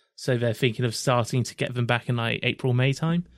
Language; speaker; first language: English; native; English